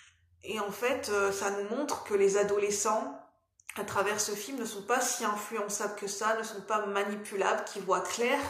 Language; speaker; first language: French; native; French